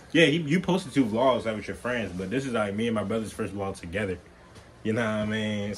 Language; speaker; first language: English; native; English